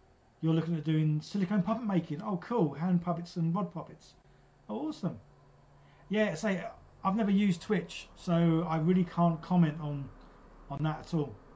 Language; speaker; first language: English; native; English